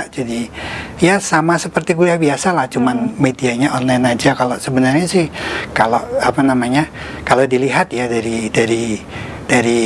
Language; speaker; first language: Indonesian; native; Indonesian